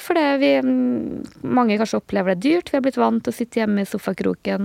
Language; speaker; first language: Norwegian; native; Norwegian